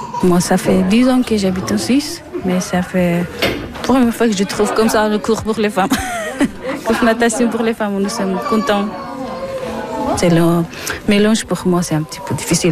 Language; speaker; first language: French; non-native, learner; Persian